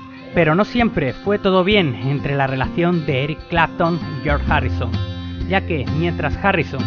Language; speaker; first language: Spanish; native; Spanish